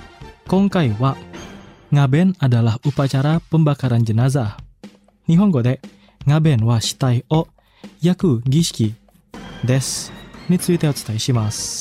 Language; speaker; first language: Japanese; non-native, fluent; Indonesian